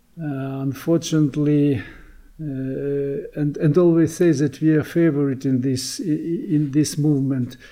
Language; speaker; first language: English; non-native, learner; Ukrainian